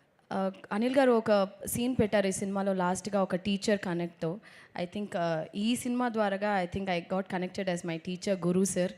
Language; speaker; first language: Telugu; non-native, local second language; Tamil